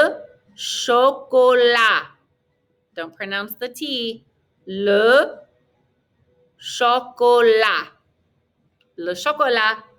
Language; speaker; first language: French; non-native, fluent; English